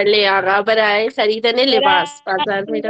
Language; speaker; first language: Persian; non-native, learner; Urdu